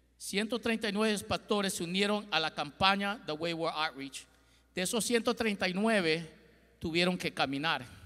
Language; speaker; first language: Spanish; early bilingual, heritage; Spanish